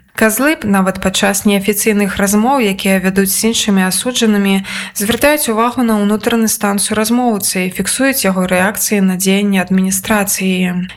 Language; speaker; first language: Belarusian; native; Belarusian